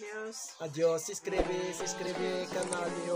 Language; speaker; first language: Spanish; non-native, learner; Arabic